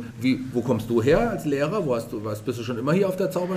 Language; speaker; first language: German; native; German